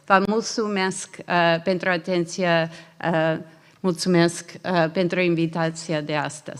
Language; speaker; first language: Romanian; non-native, learner; English